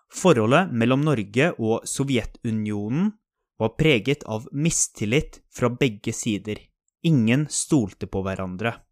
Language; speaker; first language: Norwegian; native; Norwegian